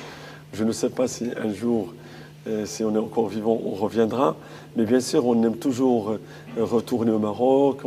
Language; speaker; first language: French; non-native, local second language; Arabic